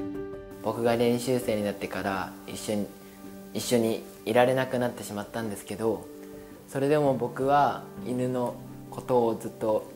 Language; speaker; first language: Japanese; native; Japanese